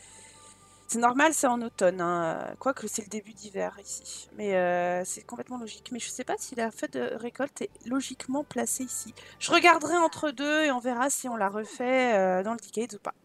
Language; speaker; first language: French; native; French